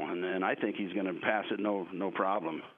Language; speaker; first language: English; native; English